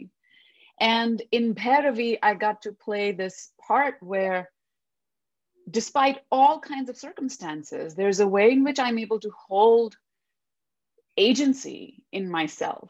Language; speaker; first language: English; non-native, local second language; Hindi